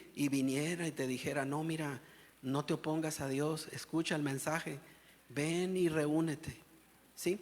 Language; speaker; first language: Spanish; native; Spanish